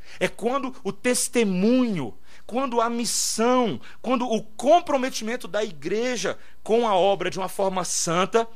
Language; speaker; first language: Portuguese; native; Portuguese